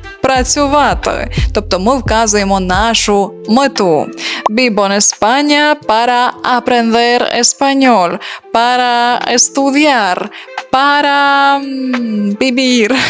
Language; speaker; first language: Spanish; non-native, fluent; Ukrainian